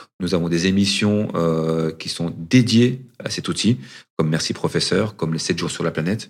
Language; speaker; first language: French; early bilingual, other home language; Arabic